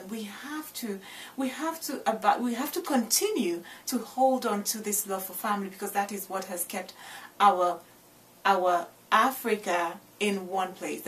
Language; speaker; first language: English; non-native, local second language; Igbo